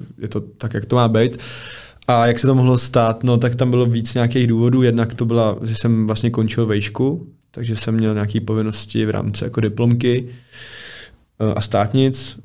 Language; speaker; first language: Czech; early bilingual, other home language; Bosnian